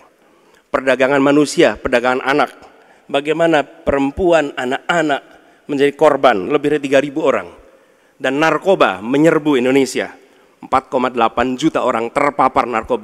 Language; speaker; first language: Indonesian; native; Indonesian